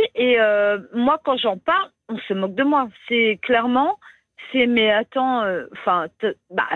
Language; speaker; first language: French; native; French